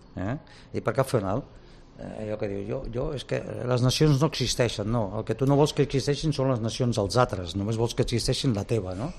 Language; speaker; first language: Catalan; native; Catalan